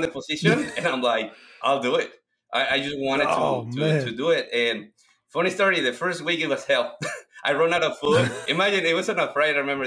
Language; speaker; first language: English; non-native, fluent; Spanish